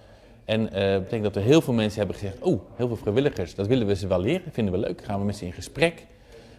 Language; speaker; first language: Dutch; native; Dutch